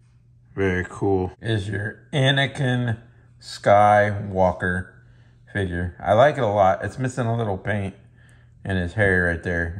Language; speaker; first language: English; native; English